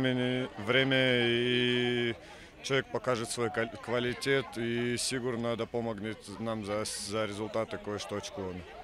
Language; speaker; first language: Macedonian; non-native, fluent; Russian